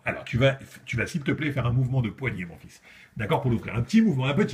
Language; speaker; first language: French; native; French